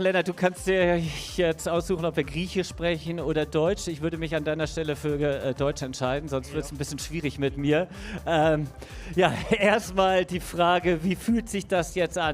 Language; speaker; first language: German; native; German